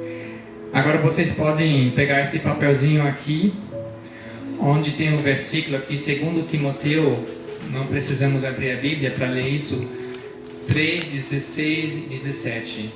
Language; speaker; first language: Portuguese; non-native, fluent; German